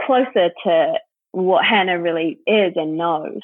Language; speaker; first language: English; native; English